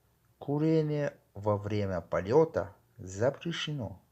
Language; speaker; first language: Russian; non-native, local second language; Tajik